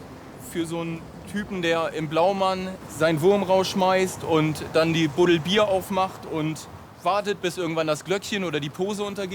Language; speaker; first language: German; native; German